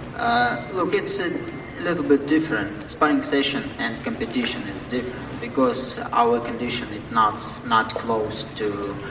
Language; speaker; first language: English; non-native, fluent; Ukrainian